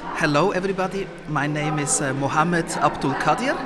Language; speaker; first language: English; non-native, fluent; Somali